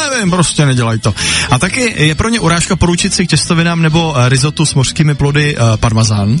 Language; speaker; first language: Czech; native; Czech